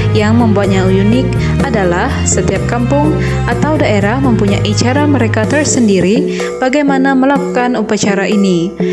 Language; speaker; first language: Malay; non-native, local second language; Iban